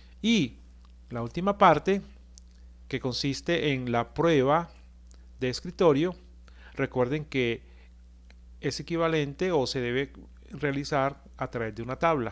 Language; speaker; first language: Spanish; native; Spanish